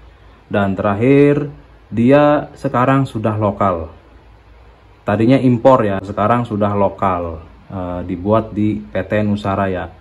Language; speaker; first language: Indonesian; non-native, local second language; Sundanese